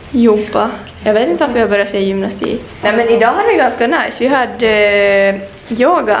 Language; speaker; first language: Swedish; native; Swedish